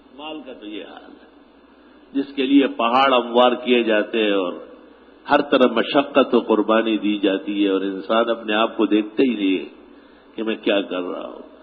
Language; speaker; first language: Urdu; non-native, local second language; Pashto